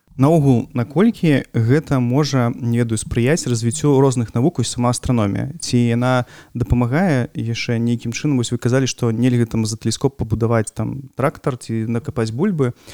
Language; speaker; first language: Belarusian; non-native, local second language; Russian